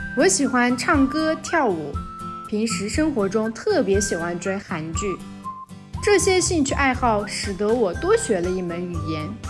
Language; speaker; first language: Chinese; non-native, local second language; Uyghur